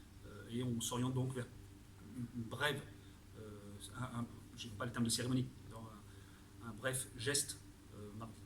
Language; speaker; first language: French; native; French